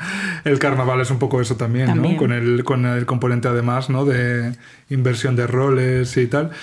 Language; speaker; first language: Spanish; native; Spanish